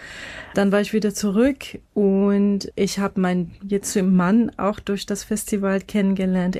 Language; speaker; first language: German; non-native, fluent; Persian